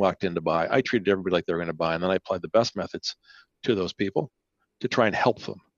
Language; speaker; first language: English; non-native, fluent; Spanish